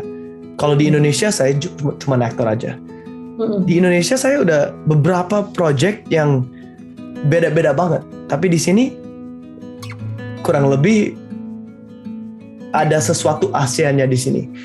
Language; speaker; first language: Indonesian; early bilingual, heritage; Indonesian